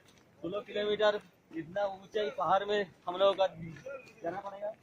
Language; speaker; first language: Hindi; non-native, local second language; Bangla